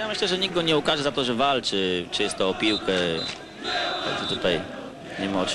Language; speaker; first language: Polish; native; Polish